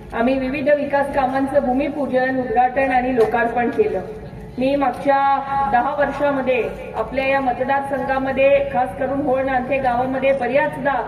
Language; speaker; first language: Marathi; native; Marathi